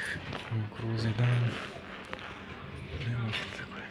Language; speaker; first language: Russian; non-native, learner; Turkmen